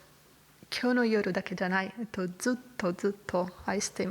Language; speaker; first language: Japanese; non-native, learner; Italian